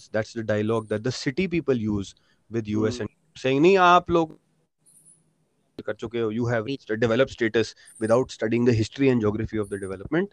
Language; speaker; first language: English; non-native, local second language; Punjabi